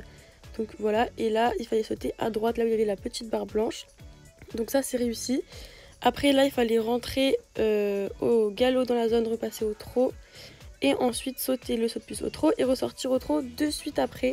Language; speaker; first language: French; native; French